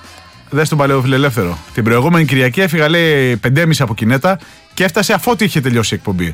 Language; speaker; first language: Greek; native; Greek